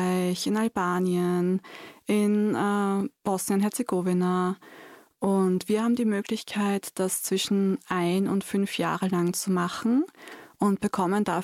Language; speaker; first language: German; native; German